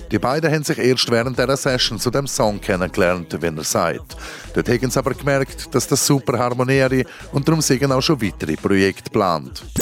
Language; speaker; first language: German; native; German